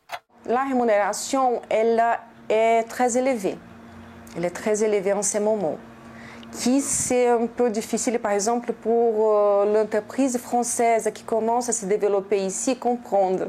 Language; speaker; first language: French; non-native, fluent; Portuguese